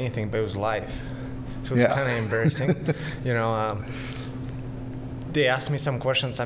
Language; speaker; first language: English; non-native, fluent; Russian